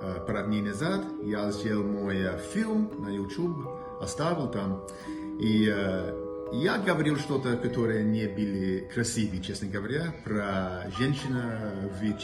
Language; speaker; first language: Russian; non-native, learner; English